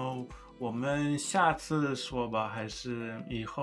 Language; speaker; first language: Chinese; non-native, learner; English